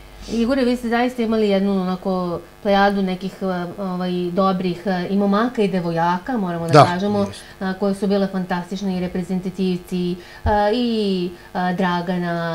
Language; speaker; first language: Serbian; native; Serbian